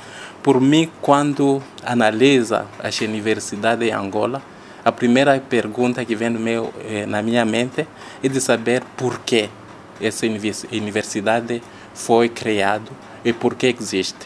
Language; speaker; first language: Portuguese; non-native, learner; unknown